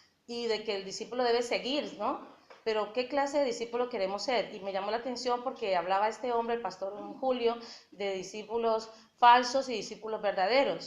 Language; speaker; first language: Spanish; native; Spanish